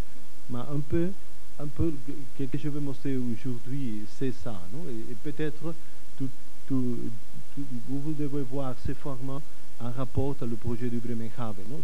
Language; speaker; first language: French; non-native, fluent; Catalan